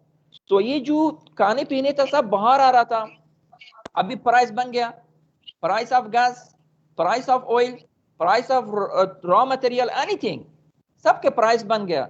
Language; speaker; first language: Hindi; non-native, fluent; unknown